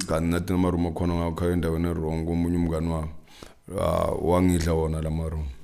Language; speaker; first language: Zulu; non-native, local second language; Northern Sotho